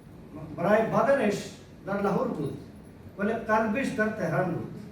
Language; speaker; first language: Persian; non-native, fluent; Urdu